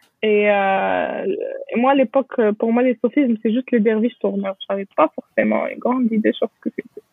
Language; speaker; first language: French; non-native, local second language; Arabic